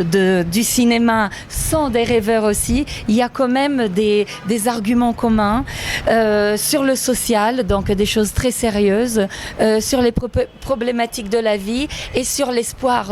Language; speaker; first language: French; non-native, fluent; Italian